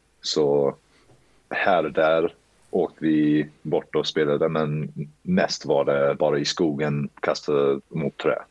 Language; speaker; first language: Swedish; early bilingual, heritage; Swedish